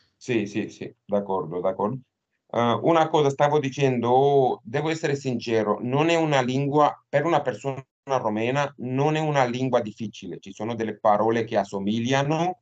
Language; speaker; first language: Italian; non-native, fluent; Romanian